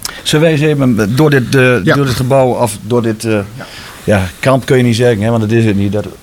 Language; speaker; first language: Dutch; native; Dutch